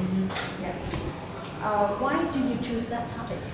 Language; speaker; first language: English; non-native, learner; Vietnamese